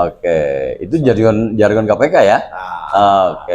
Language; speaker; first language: Indonesian; non-native, local second language; Sundanese